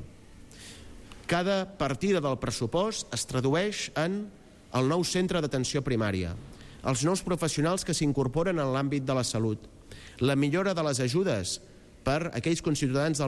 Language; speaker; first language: Catalan; native; Catalan